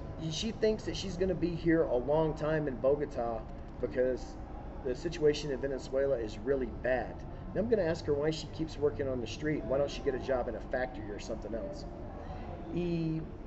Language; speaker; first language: English; native; English